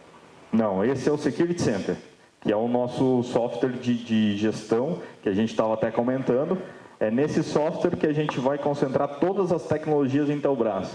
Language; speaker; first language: Portuguese; native; Portuguese